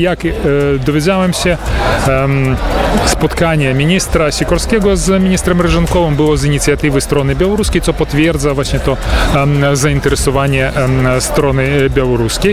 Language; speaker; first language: Polish; early bilingual, heritage; Polish